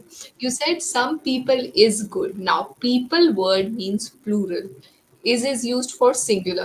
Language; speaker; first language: English; non-native, local second language; Hindi